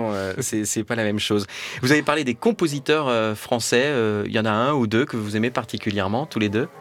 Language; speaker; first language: French; native; French